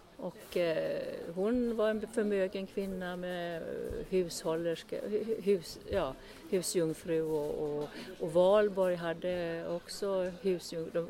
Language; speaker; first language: Swedish; early bilingual, other home language; Estonian